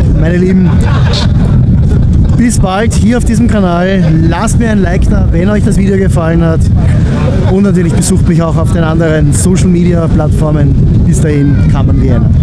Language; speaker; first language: German; native; German